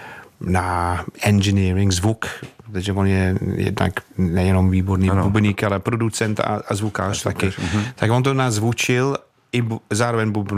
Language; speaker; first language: Czech; non-native, fluent; English